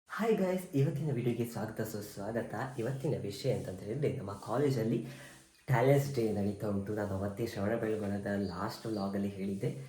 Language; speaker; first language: Kannada; native; Kannada